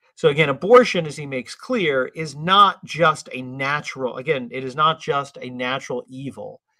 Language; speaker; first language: English; native; English